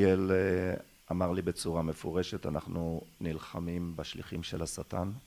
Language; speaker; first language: Hebrew; non-native, local second language; German